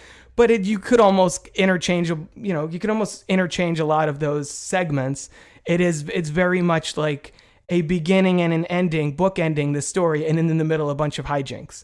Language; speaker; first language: English; native; English